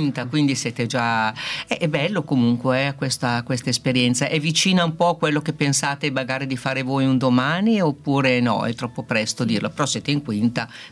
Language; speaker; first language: Italian; native; Italian